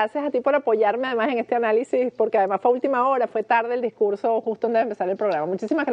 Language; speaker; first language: Spanish; native; Spanish